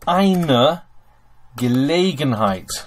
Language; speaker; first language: German; non-native, fluent; English